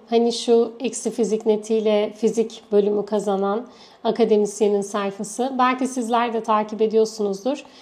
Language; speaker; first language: Turkish; native; Turkish